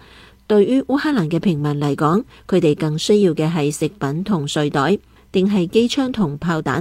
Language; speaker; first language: Chinese; non-native, local second language; Cantonese